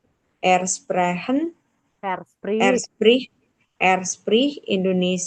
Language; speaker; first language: German; non-native, learner; Indonesian